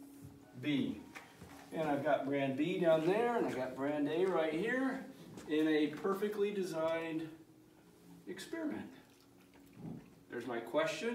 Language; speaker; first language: English; native; English